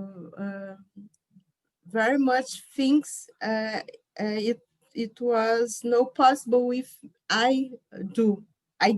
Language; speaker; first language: English; non-native, learner; Portuguese